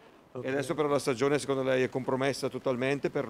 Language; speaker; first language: Italian; native; Italian